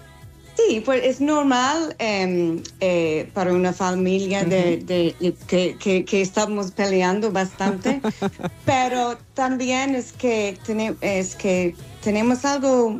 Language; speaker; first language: Spanish; non-native, learner; English